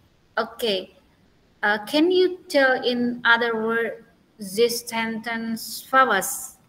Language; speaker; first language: English; non-native, learner; Indonesian